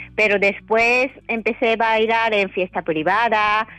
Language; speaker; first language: Spanish; non-native, fluent; Japanese